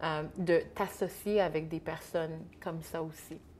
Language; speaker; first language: French; native; French